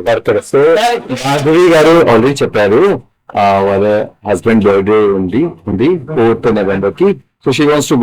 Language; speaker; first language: Telugu; non-native, learner; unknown